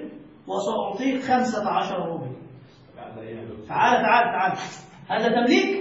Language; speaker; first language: Arabic; native; Arabic